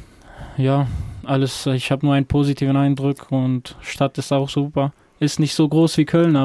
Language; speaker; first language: German; non-native, fluent; Croatian